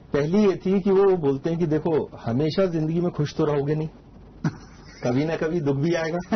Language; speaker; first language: Hindi; native; Hindi